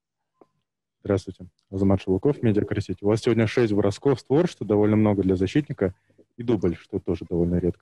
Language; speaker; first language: Russian; native; Russian